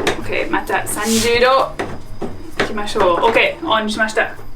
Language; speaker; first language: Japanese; non-native, learner; English